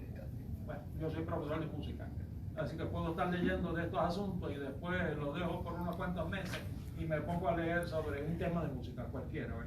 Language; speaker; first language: Spanish; native; Spanish